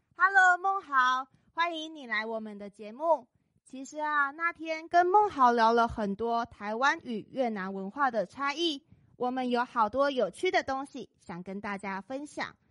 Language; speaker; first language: Chinese; native; Chinese